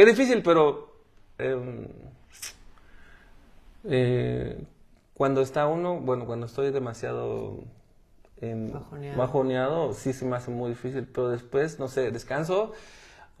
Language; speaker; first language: Spanish; native; Spanish